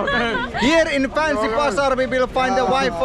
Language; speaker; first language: English; non-native, fluent; Finnish